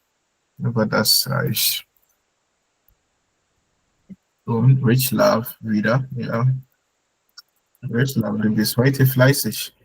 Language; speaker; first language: German; non-native, fluent; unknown